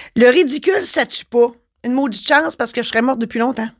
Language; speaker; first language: French; native; French